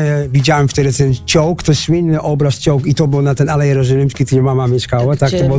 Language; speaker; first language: Polish; non-native, fluent; Dutch